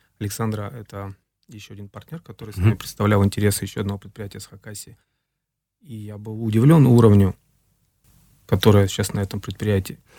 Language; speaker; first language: Russian; native; Russian